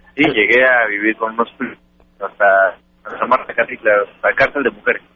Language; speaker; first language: Spanish; native; Spanish